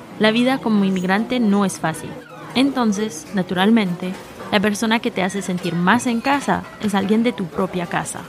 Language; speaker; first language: Spanish; early bilingual, heritage; Spanish